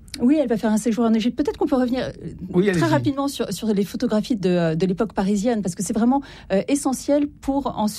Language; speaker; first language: French; native; French